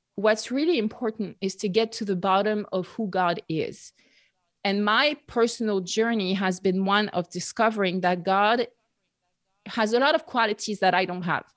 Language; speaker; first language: English; non-native, fluent; French